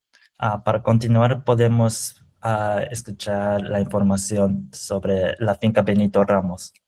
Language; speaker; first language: Spanish; non-native, fluent; Japanese